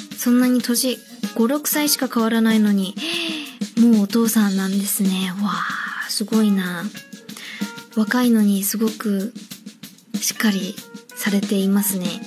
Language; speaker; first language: Japanese; native; Japanese